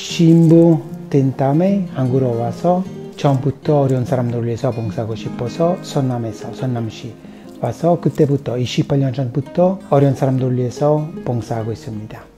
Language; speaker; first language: Korean; non-native, fluent; Italian